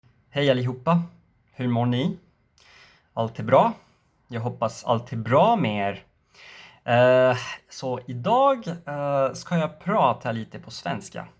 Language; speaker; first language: Swedish; non-native, learner; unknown